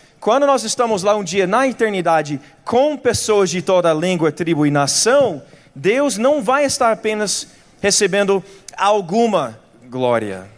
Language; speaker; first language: Portuguese; non-native, fluent; English